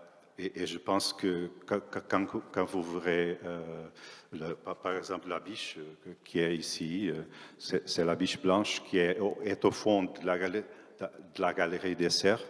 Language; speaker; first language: French; non-native, fluent; Portuguese